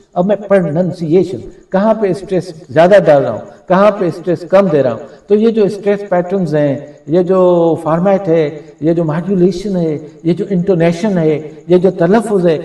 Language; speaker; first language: Urdu; non-native, local second language; Sindhi